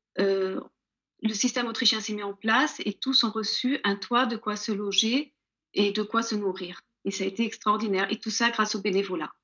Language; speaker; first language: French; native; French